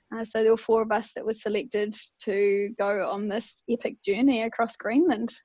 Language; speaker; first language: English; native; English